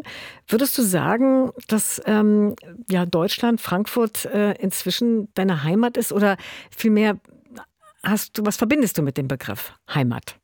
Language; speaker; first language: German; native; German